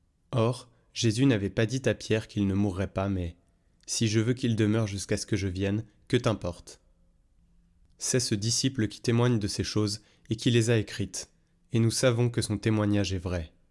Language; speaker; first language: French; native; French